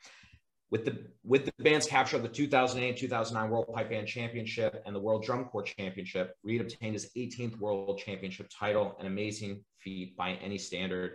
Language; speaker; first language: English; native; English